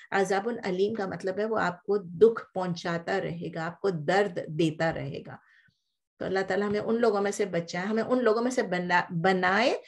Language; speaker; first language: Urdu; native; Urdu